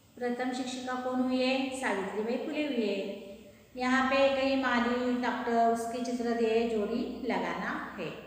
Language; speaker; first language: Hindi; non-native, local second language; Marathi